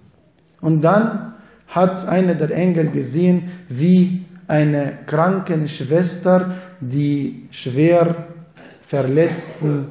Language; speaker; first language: German; non-native, fluent; Arabic